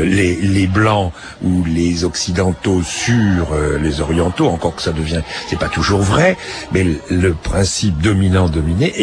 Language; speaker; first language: French; native; French